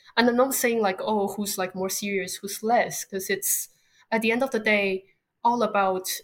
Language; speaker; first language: English; non-native, fluent; Chinese